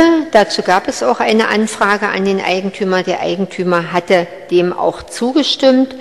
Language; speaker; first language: German; native; German